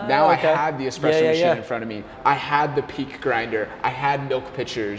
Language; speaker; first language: English; native; English